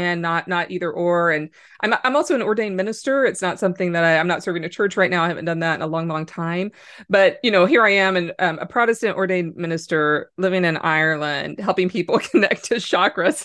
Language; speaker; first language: English; native; English